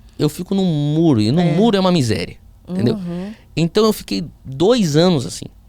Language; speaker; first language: Portuguese; early bilingual, heritage; Portuguese